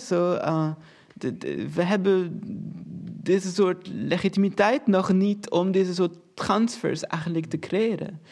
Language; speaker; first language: Dutch; non-native, fluent; Portuguese